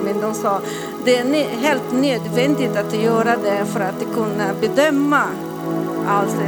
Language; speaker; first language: Swedish; non-native, fluent; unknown